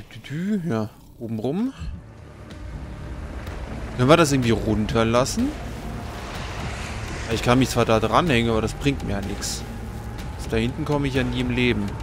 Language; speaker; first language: German; native; German